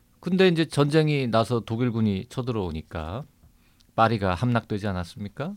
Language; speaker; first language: Korean; native; Korean